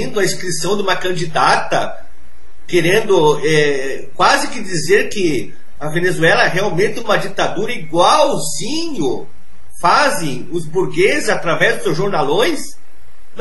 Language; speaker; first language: Portuguese; native; Portuguese